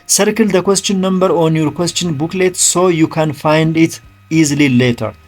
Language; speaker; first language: English; non-native, local second language; Amharic